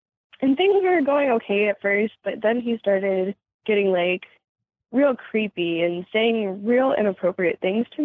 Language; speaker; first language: English; native; English